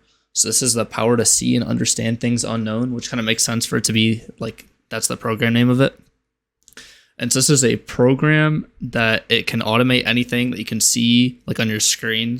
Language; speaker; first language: English; native; English